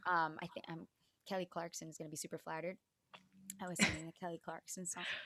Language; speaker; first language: English; early bilingual, other home language; Spanish